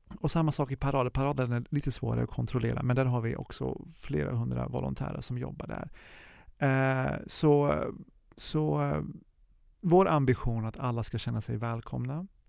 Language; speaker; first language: Swedish; early bilingual, other home language; Arabic